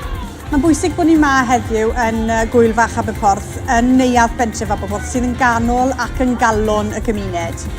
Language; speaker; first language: Welsh; native; Welsh